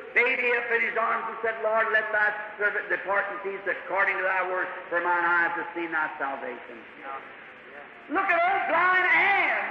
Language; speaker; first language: English; native; English